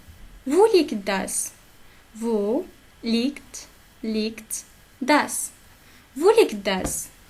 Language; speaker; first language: German; non-native, fluent; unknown